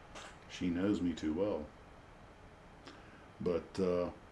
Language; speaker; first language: English; native; English